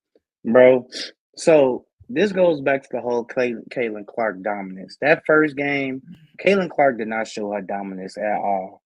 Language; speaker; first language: English; native; English